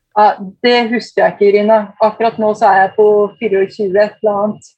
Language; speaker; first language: Norwegian; native; Norwegian